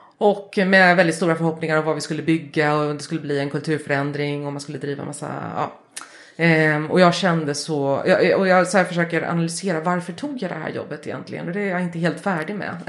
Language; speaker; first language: Swedish; early bilingual, heritage; Swedish